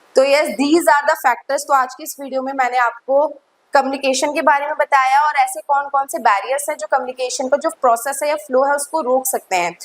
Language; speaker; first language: Hindi; native; Hindi